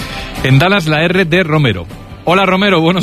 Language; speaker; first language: Spanish; native; Spanish